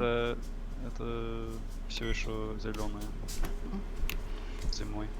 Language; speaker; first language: Russian; non-native, learner; English